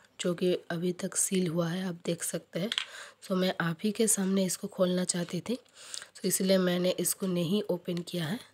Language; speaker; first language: Hindi; non-native, local second language; Bangla